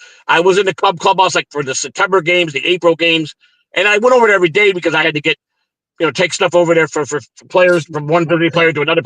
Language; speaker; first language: English; native; English